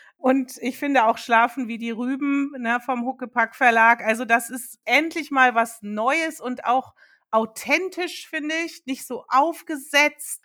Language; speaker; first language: German; early bilingual, other home language; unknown